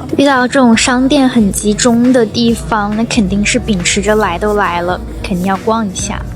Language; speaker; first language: Chinese; native; Chinese